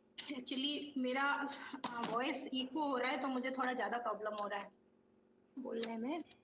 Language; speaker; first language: Hindi; native; Hindi